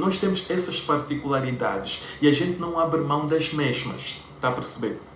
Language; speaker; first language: Portuguese; native; Portuguese